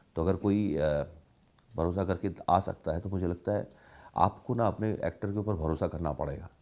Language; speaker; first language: Hindi; native; Hindi